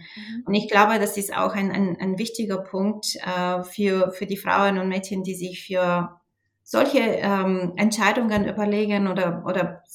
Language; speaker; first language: German; non-native, fluent; Bulgarian